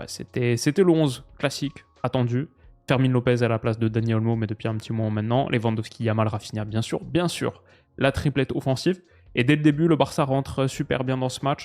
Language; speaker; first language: French; native; French